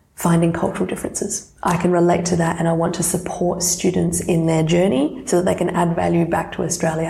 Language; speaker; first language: English; non-native, local second language; Serbian